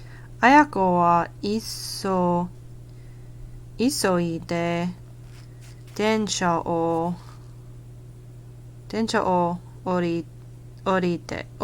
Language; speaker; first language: Japanese; non-native, learner; English